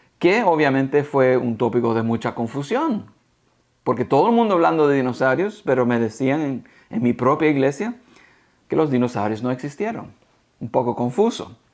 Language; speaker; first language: Spanish; early bilingual, heritage; Spanish